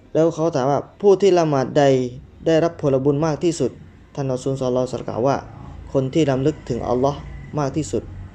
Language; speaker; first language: Thai; non-native, local second language; Malay